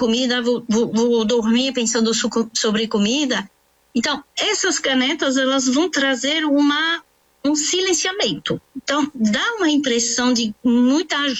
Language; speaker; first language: Portuguese; non-native, fluent; French